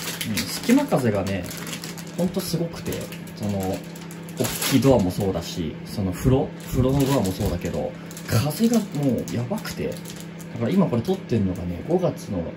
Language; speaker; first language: Japanese; native; Japanese